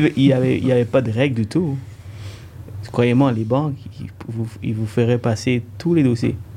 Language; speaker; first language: French; early bilingual, other home language; Tamil